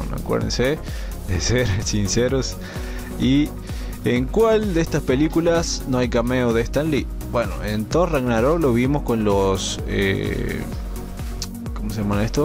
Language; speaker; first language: Spanish; native; Spanish